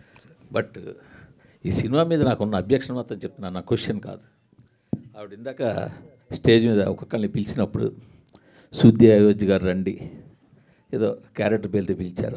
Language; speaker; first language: Telugu; native; Telugu